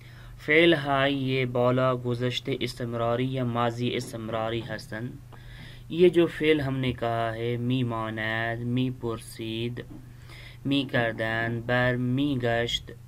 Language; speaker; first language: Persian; non-native, fluent; Urdu